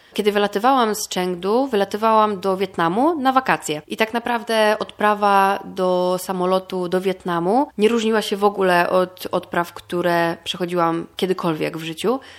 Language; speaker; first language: Polish; native; Polish